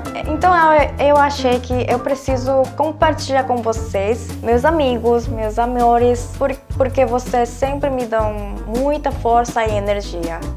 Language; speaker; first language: Portuguese; non-native, fluent; Korean